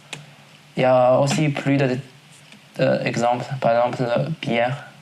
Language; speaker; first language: French; non-native, learner; Chinese